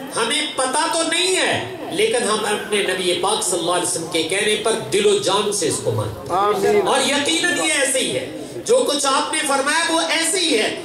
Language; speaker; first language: Urdu; non-native, local second language; Punjabi